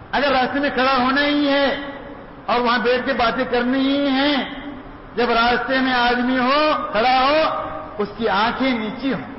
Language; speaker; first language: Urdu; non-native, local second language; Konkani